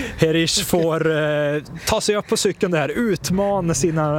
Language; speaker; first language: Swedish; native; Swedish